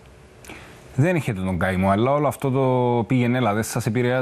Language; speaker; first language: Greek; native; Greek